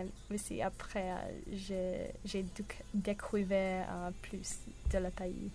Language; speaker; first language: French; non-native, learner; English